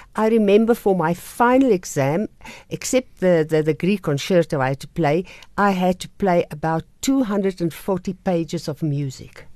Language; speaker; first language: English; non-native, local second language; Afrikaans